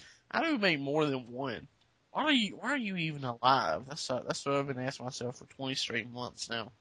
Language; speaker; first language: English; native; English